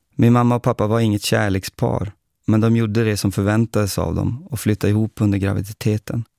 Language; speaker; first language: Swedish; native; Swedish